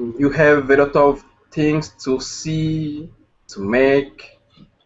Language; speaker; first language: English; non-native, learner; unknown